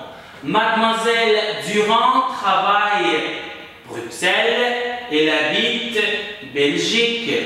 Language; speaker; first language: French; non-native, fluent; Uzbek